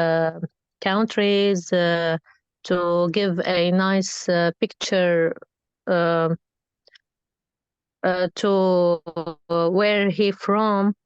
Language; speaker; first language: English; non-native, learner; Arabic